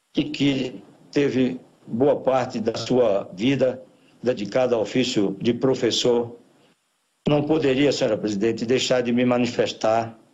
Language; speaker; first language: Portuguese; native; Portuguese